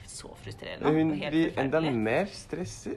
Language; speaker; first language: Norwegian; non-native, learner; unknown